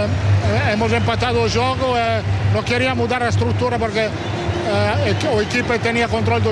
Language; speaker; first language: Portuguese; non-native, learner; Italian